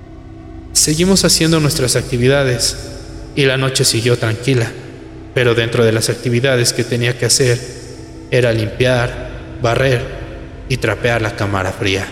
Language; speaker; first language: Spanish; native; Spanish